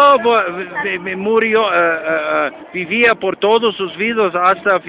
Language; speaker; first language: Spanish; non-native, learner; English